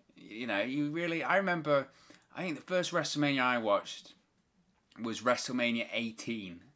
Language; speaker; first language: English; native; English